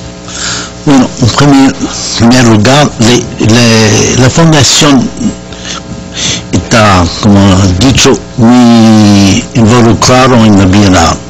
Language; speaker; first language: Spanish; non-native, learner; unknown